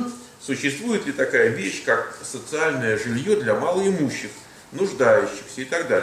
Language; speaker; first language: Russian; native; Russian